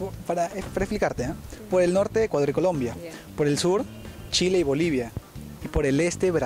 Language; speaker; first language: Spanish; native; Spanish